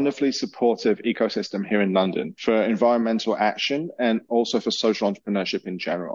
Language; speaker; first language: English; native; English